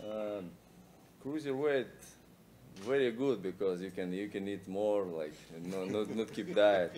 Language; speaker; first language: English; non-native, learner; Russian